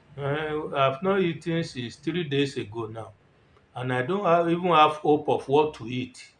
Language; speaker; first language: English; non-native, local second language; Yoruba